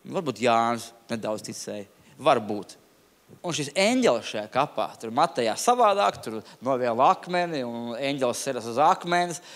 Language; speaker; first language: Latvian; non-native, local second language; Russian